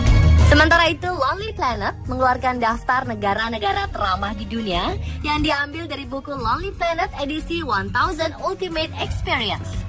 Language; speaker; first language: Indonesian; native; Indonesian